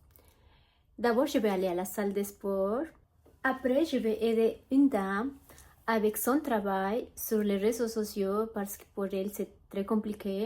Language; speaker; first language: French; non-native, learner; Spanish